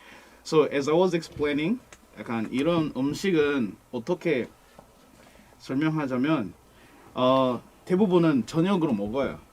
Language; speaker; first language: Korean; non-native, fluent; Kinyarwanda